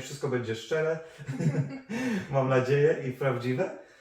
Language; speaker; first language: Polish; native; Polish